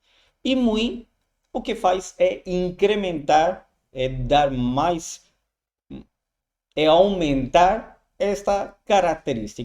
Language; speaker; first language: Portuguese; non-native, fluent; Spanish